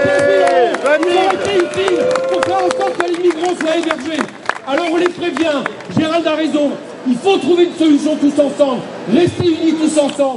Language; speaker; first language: French; native; French